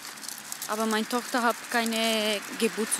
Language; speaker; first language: German; non-native, learner; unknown